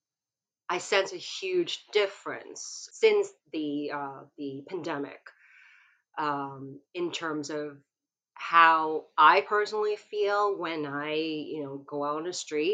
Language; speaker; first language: English; non-native, local second language; Cantonese